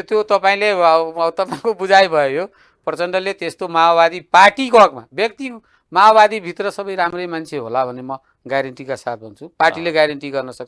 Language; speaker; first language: Nepali; native; Nepali